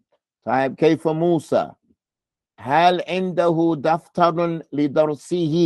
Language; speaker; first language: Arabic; non-native, fluent; English